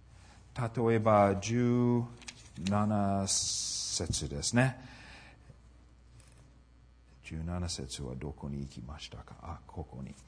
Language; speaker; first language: Japanese; non-native, fluent; English